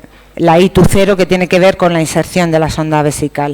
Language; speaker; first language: Spanish; native; Spanish